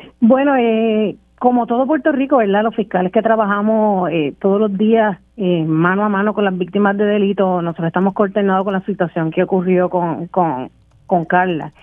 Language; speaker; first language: Spanish; native; Spanish